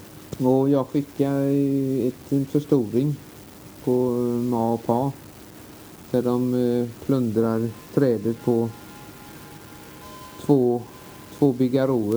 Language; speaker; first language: Swedish; native; Swedish